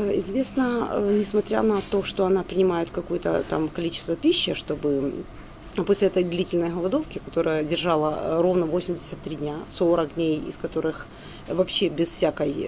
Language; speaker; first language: Russian; non-native, local second language; Ukrainian